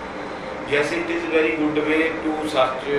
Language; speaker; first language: English; non-native, learner; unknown